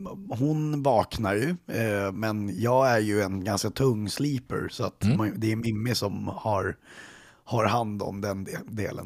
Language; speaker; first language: Swedish; native; Swedish